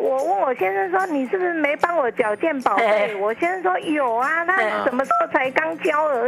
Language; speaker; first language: Chinese; native; Chinese